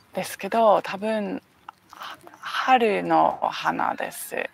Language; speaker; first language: Japanese; non-native, learner; English